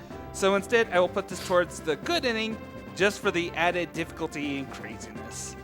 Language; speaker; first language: English; native; English